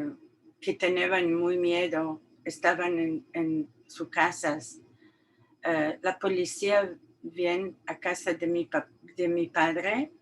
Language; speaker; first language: Spanish; non-native, learner; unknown